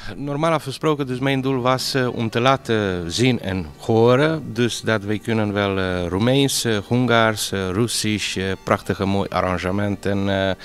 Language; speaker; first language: Dutch; non-native, fluent; Romanian